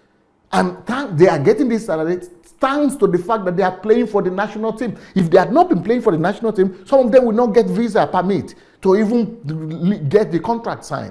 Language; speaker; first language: English; non-native, local second language; Yoruba